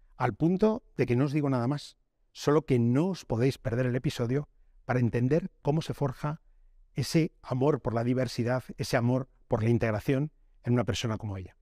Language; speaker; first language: Spanish; native; Spanish